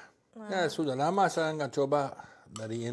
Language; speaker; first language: Indonesian; non-native, learner; French